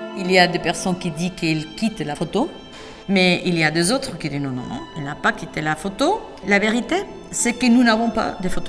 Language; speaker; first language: French; non-native, fluent; Spanish